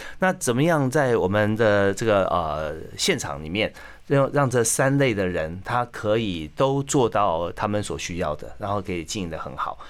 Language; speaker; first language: Chinese; native; Chinese